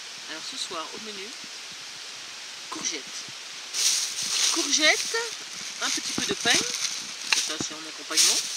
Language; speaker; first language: French; native; French